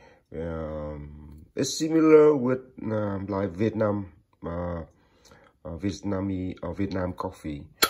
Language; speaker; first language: English; non-native, learner; Vietnamese